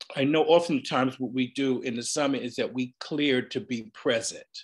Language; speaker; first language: English; native; English